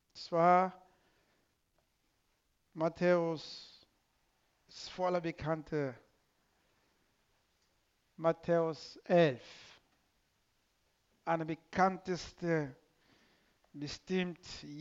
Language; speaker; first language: German; non-native, learner; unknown